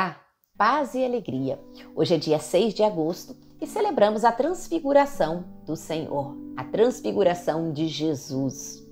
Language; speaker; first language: Portuguese; native; Portuguese